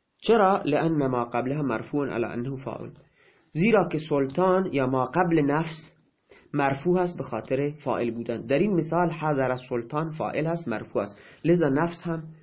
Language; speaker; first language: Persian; non-native, local second language; Baluchi